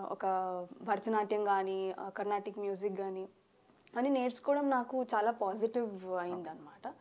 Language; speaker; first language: Telugu; early bilingual, heritage; Telugu